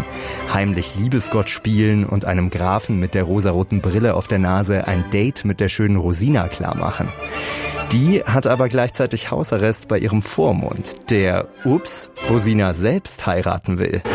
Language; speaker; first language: German; native; German